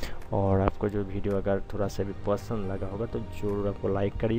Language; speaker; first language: Hindi; non-native, local second language; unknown